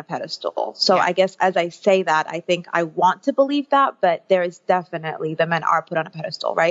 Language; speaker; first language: English; early bilingual, other home language; Arabic